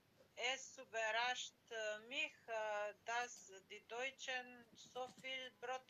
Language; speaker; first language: German; non-native, learner; Macedonian